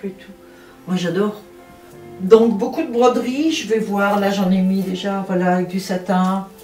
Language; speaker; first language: French; native; French